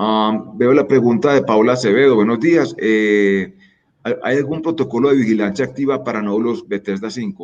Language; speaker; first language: Spanish; native; Spanish